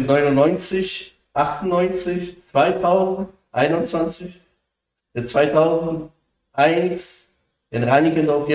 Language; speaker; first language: German; non-native, fluent; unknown